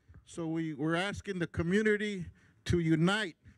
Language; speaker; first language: English; early bilingual, other home language; Spanish